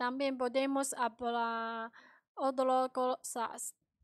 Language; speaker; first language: Spanish; non-native, learner; Chinese